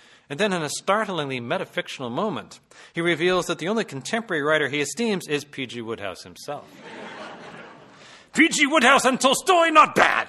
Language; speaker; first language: English; native; English